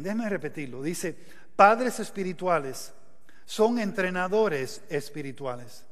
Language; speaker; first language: Spanish; non-native, fluent; English